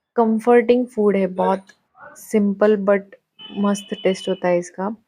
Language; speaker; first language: Hindi; non-native, local second language; Marathi